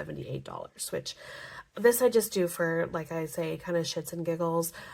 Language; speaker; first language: English; native; English